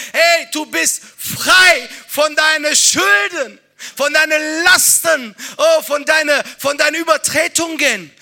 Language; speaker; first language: German; non-native, fluent; Italian